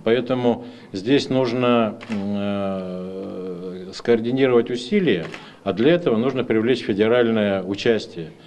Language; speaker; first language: Russian; native; Russian